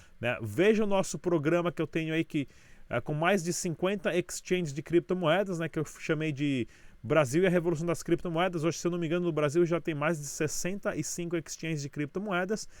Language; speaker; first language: Portuguese; native; Portuguese